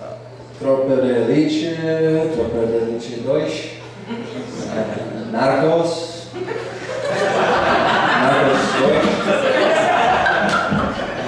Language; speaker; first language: Portuguese; non-native, learner; English